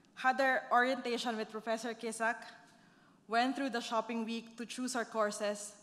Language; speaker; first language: English; non-native, local second language; Filipino